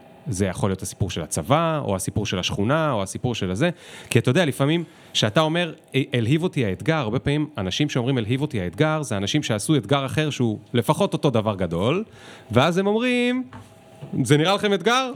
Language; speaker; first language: Hebrew; native; Hebrew